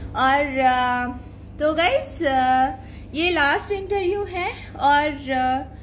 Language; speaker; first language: Hindi; non-native, local second language; Gujarati